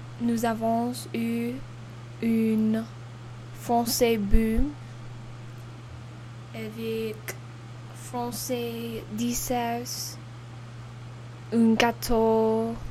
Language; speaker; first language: French; non-native, learner; English